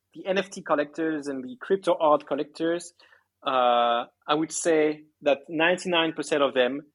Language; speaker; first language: English; early bilingual, other home language; Greek